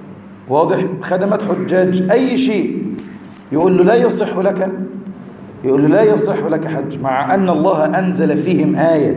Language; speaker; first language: Arabic; native; Arabic